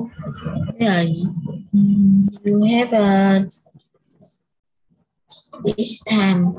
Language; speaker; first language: English; non-native, learner; Vietnamese